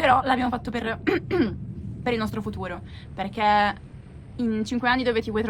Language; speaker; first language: Italian; native; Italian